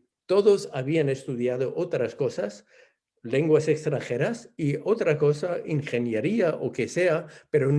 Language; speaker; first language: Spanish; non-native, fluent; English